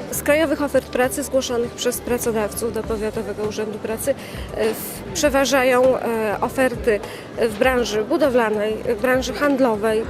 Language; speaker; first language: Polish; native; Polish